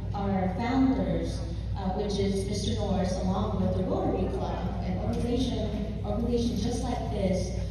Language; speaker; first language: English; native; English